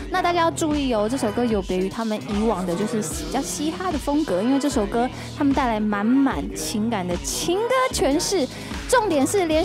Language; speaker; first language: Chinese; native; Chinese